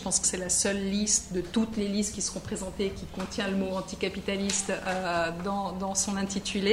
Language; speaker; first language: French; native; French